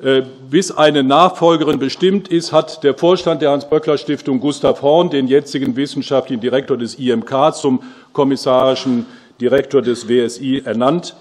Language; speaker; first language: German; native; German